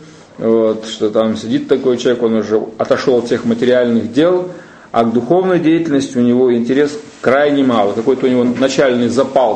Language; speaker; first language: Russian; native; Russian